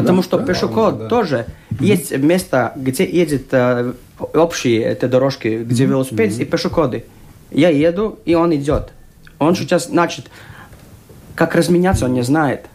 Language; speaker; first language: Russian; non-native, local second language; Latvian